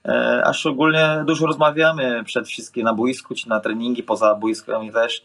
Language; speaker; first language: Polish; non-native, fluent; Portuguese